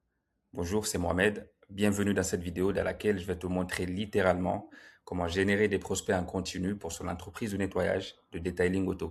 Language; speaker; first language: French; native; French